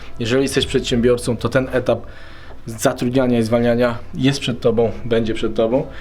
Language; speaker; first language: Polish; native; Polish